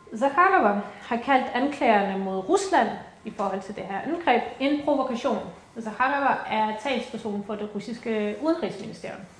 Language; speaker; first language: Danish; early bilingual, other home language; Ukrainian